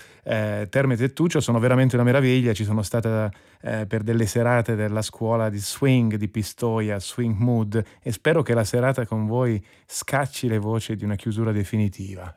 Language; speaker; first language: Italian; native; Italian